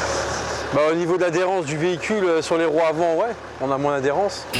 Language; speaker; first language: French; native; French